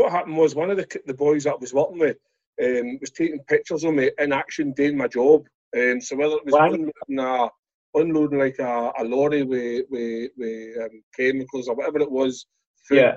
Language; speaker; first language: English; native; English